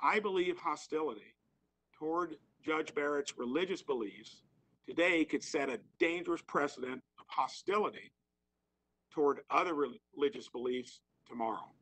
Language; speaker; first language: English; native; English